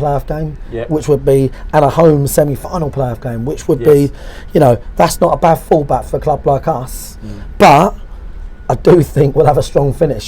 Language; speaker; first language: English; native; English